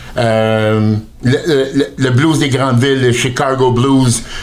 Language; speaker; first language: French; native; French